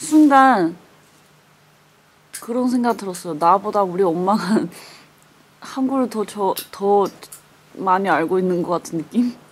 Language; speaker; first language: Korean; non-native, fluent; Chinese